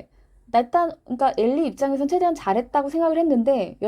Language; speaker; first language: Korean; native; Korean